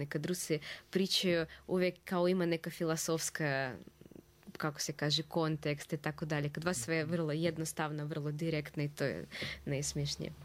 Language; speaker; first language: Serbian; non-native, fluent; Russian